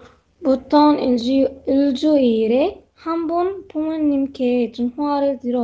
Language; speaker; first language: Korean; non-native, learner; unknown